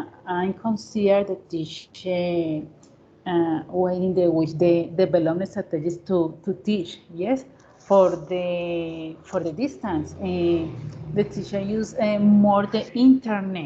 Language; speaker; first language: English; non-native, learner; Spanish